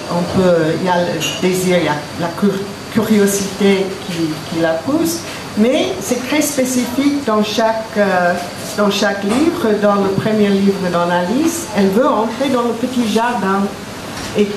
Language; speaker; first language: French; non-native, fluent; English